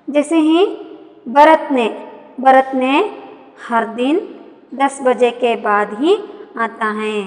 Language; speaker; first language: Hindi; non-native, local second language; Kannada